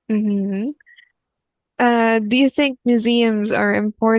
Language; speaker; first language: English; non-native, learner; Chinese